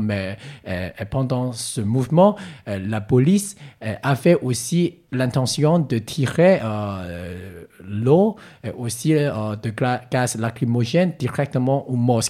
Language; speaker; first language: French; non-native, learner; Cantonese